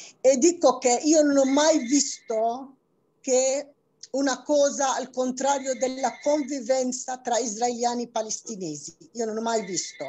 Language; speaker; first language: Italian; non-native, fluent; Arabic